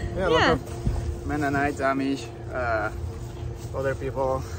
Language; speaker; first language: English; non-native, fluent; Spanish